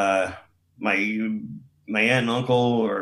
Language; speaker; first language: English; native; English